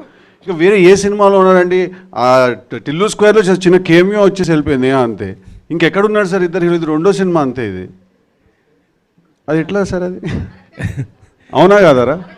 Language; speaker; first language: Telugu; native; Telugu